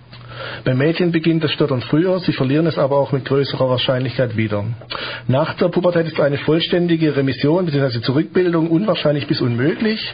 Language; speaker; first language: German; native; German